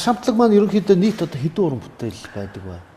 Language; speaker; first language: Mongolian; native; Mongolian